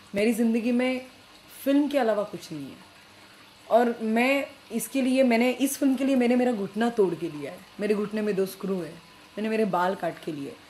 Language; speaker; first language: Hindi; non-native, local second language; Marathi